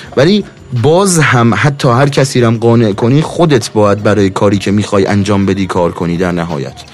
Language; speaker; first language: Persian; native; Persian